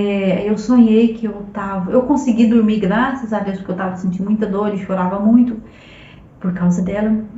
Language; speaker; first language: Portuguese; native; Portuguese